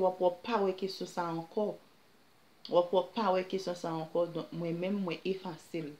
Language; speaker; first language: French; non-native, learner; Haitian Creole